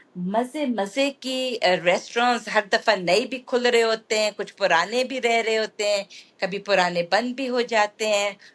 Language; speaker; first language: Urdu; native; Urdu